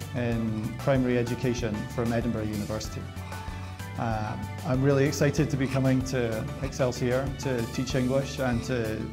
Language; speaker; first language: English; native; English